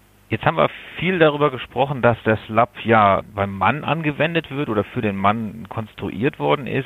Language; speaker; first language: German; native; German